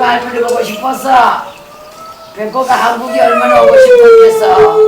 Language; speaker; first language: Korean; native; Korean